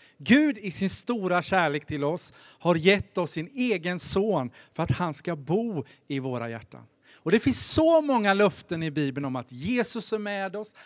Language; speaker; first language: Swedish; native; Swedish